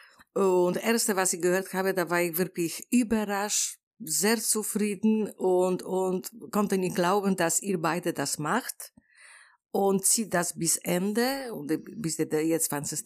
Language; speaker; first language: German; non-native, learner; Polish